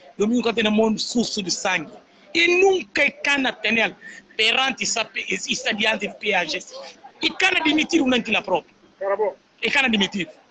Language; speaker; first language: Portuguese; non-native, local second language; Upper Guinea Crioulo